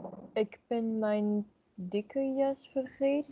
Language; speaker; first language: Dutch; non-native, learner; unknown